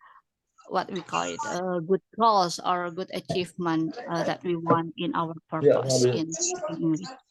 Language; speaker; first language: English; non-native, fluent; Indonesian